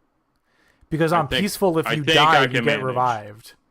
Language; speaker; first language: English; native; English